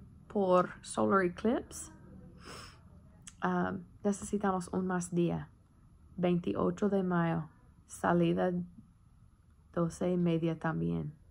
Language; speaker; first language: Spanish; non-native, learner; English